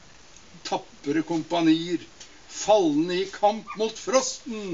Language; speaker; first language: Norwegian; native; Norwegian